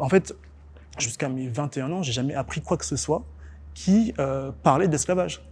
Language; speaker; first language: French; early bilingual, other home language; English